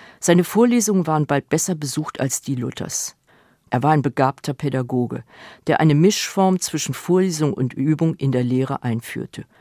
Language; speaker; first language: German; native; German